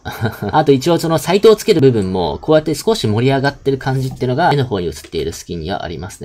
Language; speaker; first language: Japanese; native; Japanese